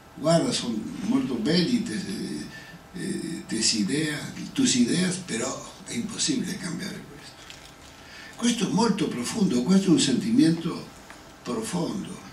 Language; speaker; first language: Italian; non-native, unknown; Spanish